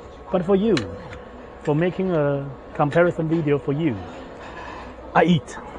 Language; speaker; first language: English; non-native, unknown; Chinese